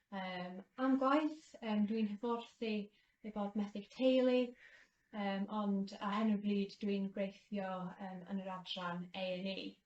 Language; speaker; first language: Welsh; non-native, learner; English